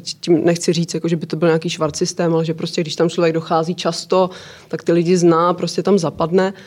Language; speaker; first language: Czech; native; Czech